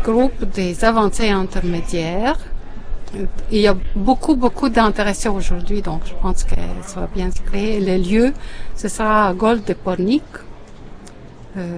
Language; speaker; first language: French; non-native, fluent; Latvian